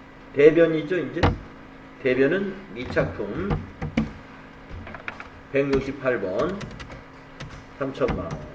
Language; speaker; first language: Korean; native; Korean